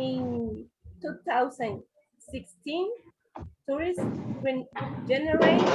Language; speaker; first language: English; non-native, learner; Spanish